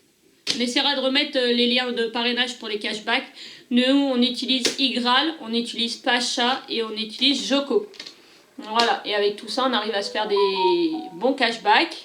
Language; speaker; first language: French; native; French